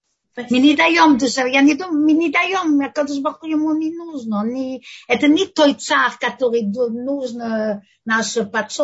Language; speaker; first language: Russian; non-native, learner; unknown